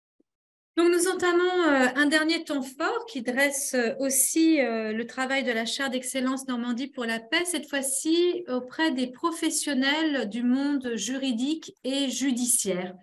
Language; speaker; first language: French; native; French